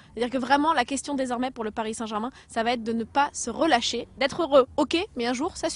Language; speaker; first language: French; native; French